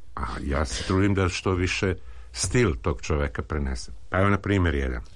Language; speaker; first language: Serbian; native; Serbian